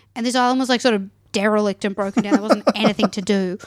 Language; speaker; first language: English; native; English